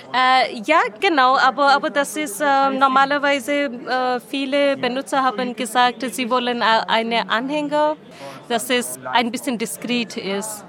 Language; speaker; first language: German; non-native, learner; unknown